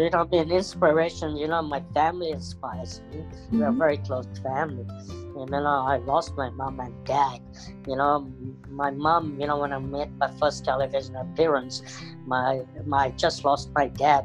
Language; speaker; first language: English; non-native, local second language; Punjabi